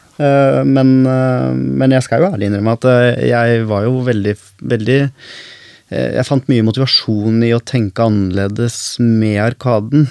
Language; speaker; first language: Norwegian; early bilingual, other home language; Arabic